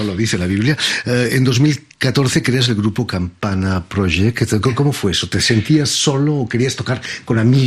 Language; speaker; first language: Spanish; native; Spanish